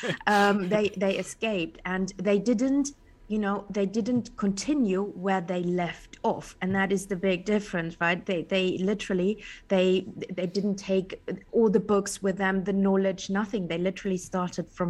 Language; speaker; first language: English; non-native, fluent; German